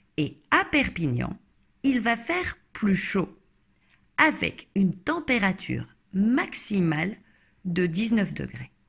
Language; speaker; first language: French; native; French